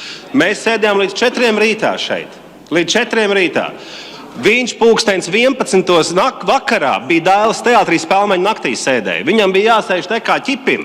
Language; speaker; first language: Latvian; native; Latvian